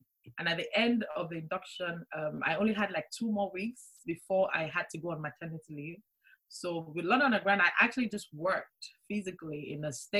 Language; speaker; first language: English; non-native, local second language; Yoruba